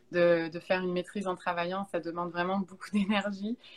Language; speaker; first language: French; native; French